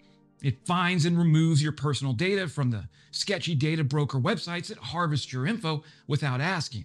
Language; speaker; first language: English; native; English